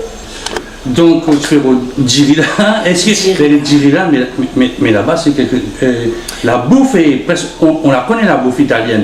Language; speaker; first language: French; non-native, local second language; Morisyen